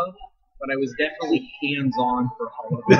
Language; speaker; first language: English; native; English